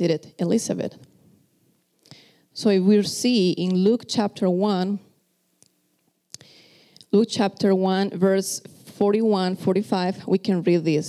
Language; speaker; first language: English; non-native, fluent; Spanish